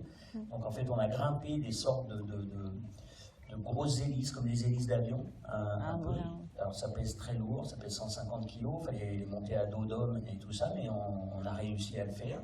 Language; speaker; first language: French; native; French